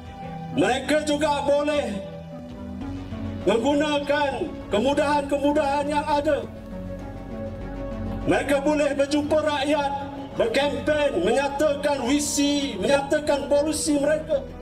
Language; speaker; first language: Malay; native; Malay